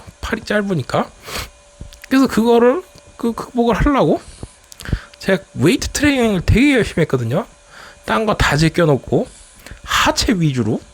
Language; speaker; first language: Korean; native; Korean